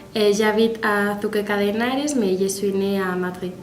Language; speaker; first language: French; non-native, learner; Spanish